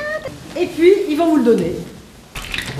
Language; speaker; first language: French; native; French